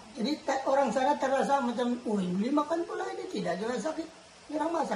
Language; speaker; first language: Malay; non-native, local second language; Filipino